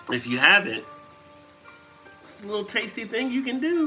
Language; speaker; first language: English; native; English